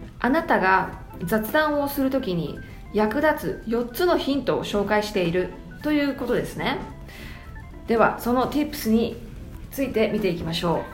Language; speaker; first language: Japanese; early bilingual, heritage; Japanese